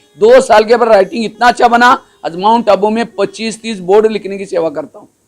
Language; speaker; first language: Hindi; non-native, local second language; Marathi